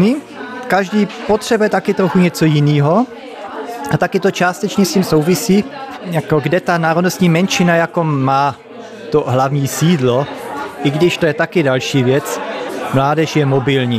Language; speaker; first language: Czech; early bilingual, heritage; Czech